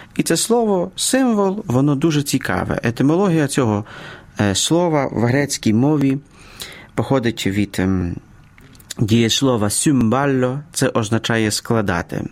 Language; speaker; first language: Ukrainian; native; Ukrainian